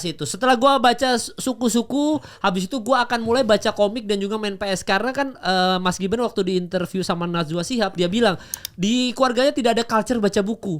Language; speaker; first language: Indonesian; native; Indonesian